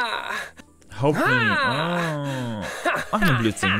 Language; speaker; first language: German; non-native, learner; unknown